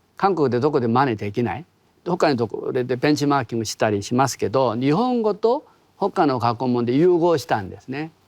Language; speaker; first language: Japanese; non-native, fluent; Korean